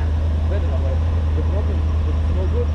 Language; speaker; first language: English; non-native, learner; German